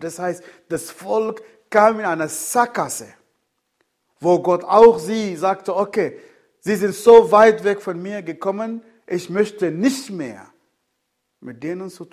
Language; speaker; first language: German; non-native, fluent; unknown